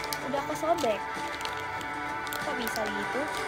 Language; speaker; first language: Indonesian; native; Indonesian